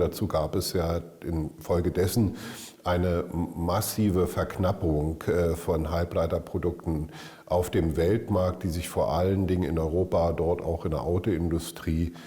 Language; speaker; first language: German; native; German